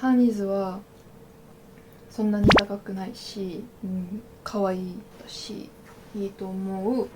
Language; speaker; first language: Japanese; non-native, learner; French